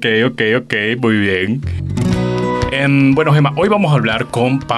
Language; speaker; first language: Spanish; native; Spanish